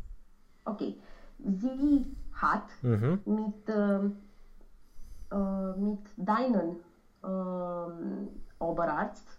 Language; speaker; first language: German; non-native, learner; Romanian